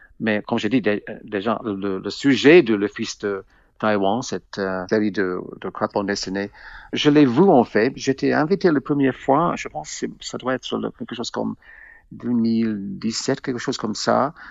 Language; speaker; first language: French; non-native, fluent; English